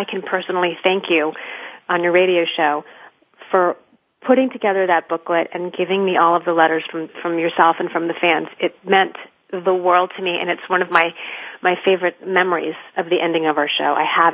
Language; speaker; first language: English; native; English